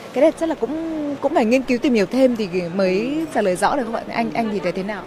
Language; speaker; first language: Vietnamese; native; Vietnamese